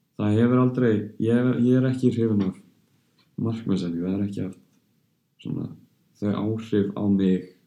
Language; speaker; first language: Icelandic; early bilingual, heritage; Icelandic